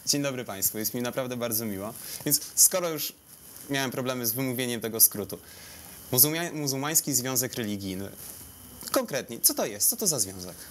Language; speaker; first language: Polish; native; Polish